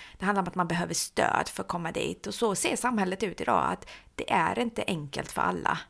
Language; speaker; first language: Swedish; early bilingual, other home language; Persian